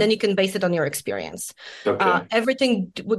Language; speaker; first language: English; non-native, fluent; Polish